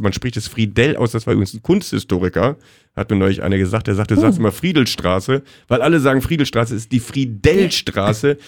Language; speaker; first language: German; native; German